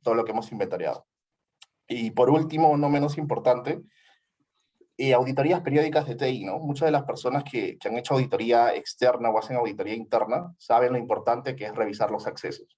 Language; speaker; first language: Spanish; native; Spanish